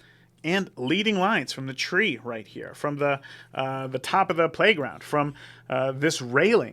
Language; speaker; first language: English; native; English